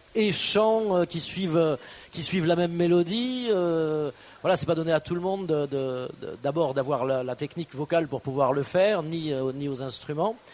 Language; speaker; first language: French; native; French